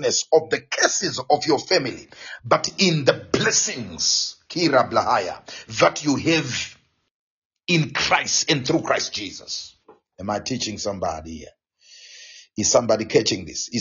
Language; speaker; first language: English; non-native, local second language; Shona